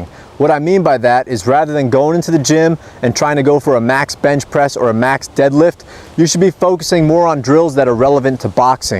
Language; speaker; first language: English; native; English